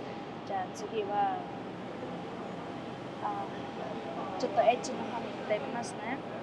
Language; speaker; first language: Japanese; non-native, fluent; Filipino